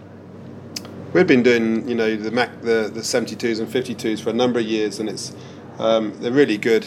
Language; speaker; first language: English; native; English